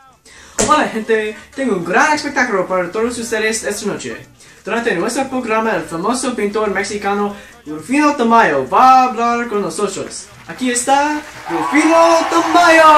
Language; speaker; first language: Spanish; non-native, learner; English